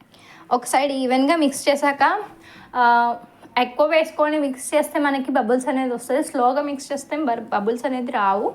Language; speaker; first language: Telugu; native; Telugu